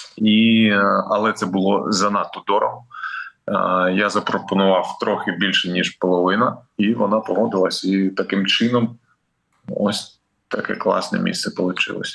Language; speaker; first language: Ukrainian; non-native, local second language; Russian